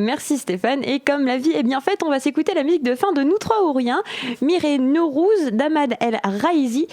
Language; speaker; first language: French; native; French